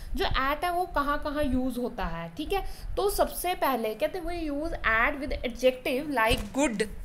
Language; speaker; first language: Hindi; non-native, local second language; Punjabi